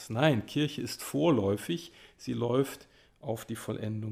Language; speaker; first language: German; native; German